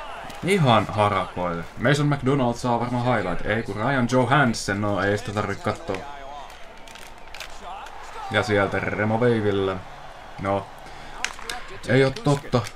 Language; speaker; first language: Finnish; native; Finnish